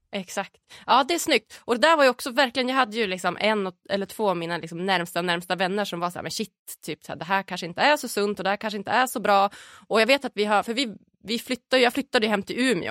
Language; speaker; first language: Swedish; native; Swedish